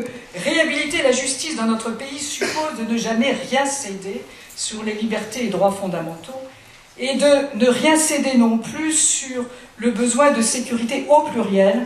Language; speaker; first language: French; native; French